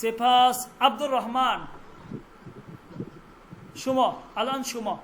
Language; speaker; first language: Persian; non-native, fluent; Bangla